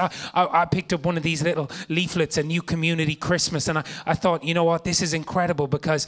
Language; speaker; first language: English; native; English